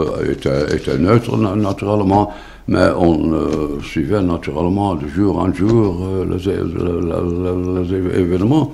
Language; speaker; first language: French; non-native, fluent; Dutch